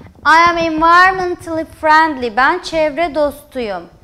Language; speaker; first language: English; non-native, fluent; Turkish